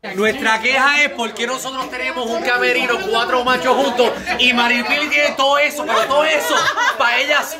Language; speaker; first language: Spanish; native; Spanish